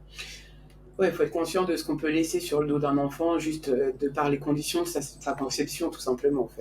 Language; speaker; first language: French; native; French